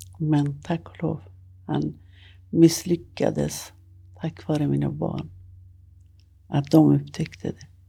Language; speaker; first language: Swedish; non-native, fluent; Persian